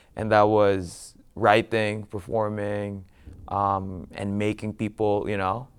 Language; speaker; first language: English; non-native, local second language; Filipino